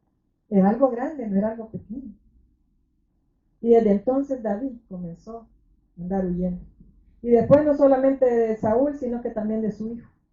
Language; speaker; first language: Spanish; native; Spanish